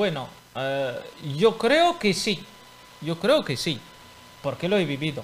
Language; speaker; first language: Spanish; non-native, fluent; Arabic